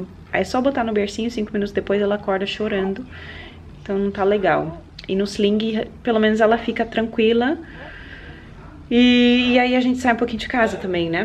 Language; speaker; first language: Portuguese; early bilingual, heritage; Portuguese